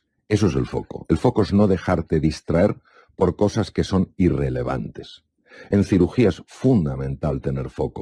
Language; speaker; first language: Spanish; native; Spanish